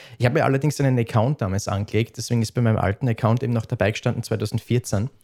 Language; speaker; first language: German; native; German